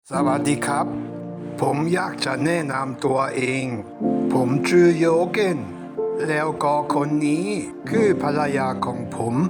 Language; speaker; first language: Thai; non-native, fluent; German